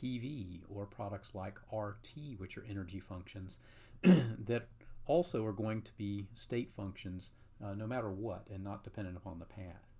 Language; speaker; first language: English; native; English